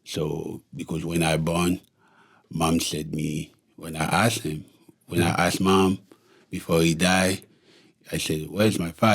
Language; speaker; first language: English; non-native, local second language; Haitian Creole